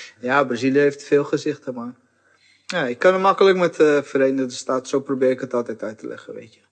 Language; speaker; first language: Dutch; early bilingual, other home language; Portuguese